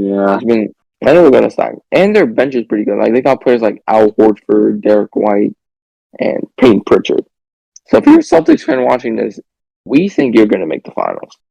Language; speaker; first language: English; native; English